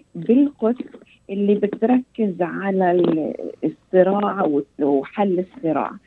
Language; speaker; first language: Arabic; early bilingual, heritage; Arabic